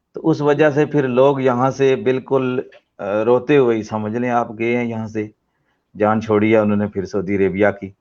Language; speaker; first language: Urdu; non-native, local second language; Punjabi